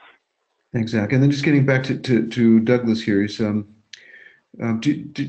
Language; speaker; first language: English; native; English